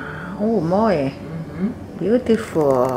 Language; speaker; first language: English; non-native, learner; Indonesian